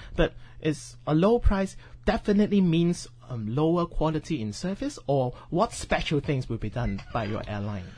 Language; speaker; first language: English; non-native, local second language; Cantonese